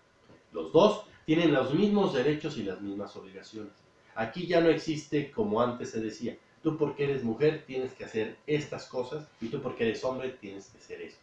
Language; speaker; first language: Spanish; native; Spanish